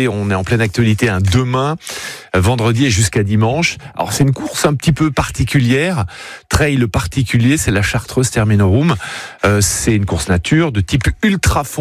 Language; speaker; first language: French; native; French